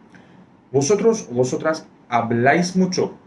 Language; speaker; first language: Spanish; non-native, fluent; Hindi